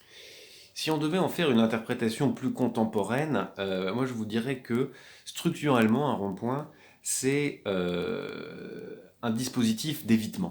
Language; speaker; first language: French; native; French